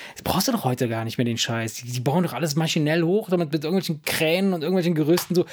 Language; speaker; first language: German; early bilingual, other home language; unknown